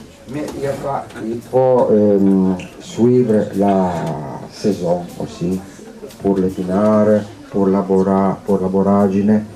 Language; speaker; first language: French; non-native, learner; Italian